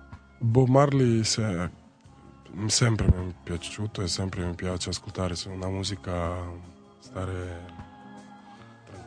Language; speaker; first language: Italian; non-native, fluent; Serbian